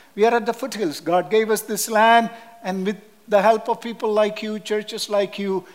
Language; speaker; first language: English; non-native, local second language; Malayalam